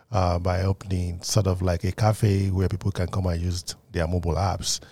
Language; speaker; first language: English; non-native, local second language; Yoruba